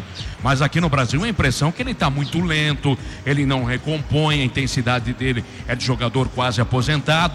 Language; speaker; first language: Portuguese; native; Portuguese